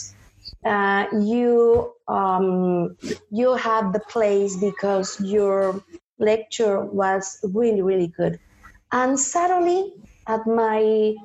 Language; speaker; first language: English; non-native, learner; Spanish